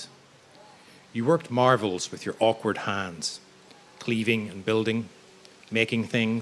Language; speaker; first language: English; native; English